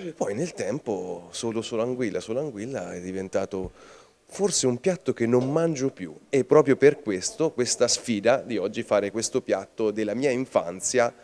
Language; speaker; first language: Italian; native; Italian